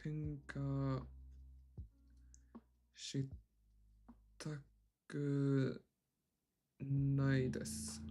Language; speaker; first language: Japanese; non-native, learner; Swedish